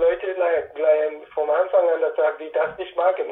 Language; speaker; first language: German; non-native, fluent; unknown